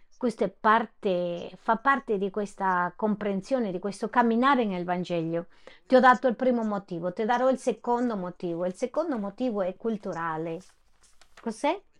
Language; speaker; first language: Italian; non-native, fluent; Spanish